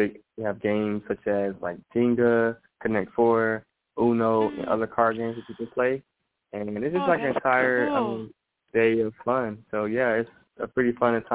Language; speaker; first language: English; native; English